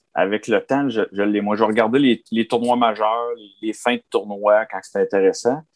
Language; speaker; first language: French; native; French